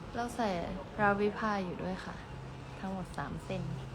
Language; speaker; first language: Thai; native; Thai